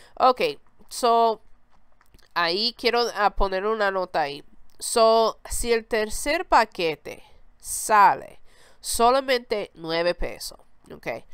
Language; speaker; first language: Spanish; early bilingual, heritage; Spanish